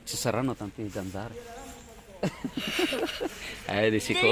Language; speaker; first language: Italian; non-native, fluent; Filipino